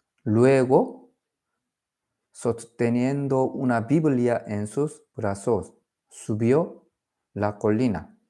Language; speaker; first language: Spanish; non-native, learner; Korean